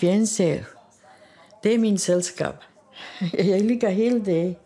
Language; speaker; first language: Danish; non-native, learner; Bosnian